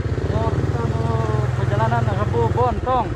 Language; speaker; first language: Indonesian; non-native, local second language; Sasak